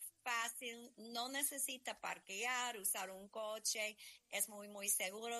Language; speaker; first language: Spanish; non-native, learner; English